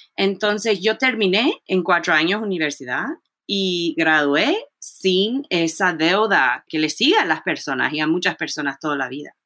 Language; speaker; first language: Spanish; early bilingual, heritage; Spanish